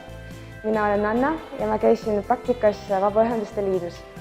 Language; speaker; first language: Estonian; native; Estonian